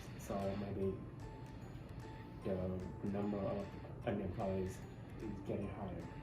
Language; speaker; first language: English; non-native, learner; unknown